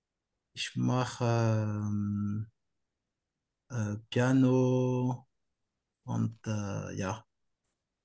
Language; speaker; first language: German; non-native, learner; French